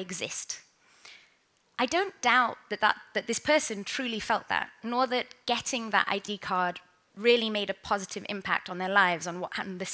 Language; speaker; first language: English; native; English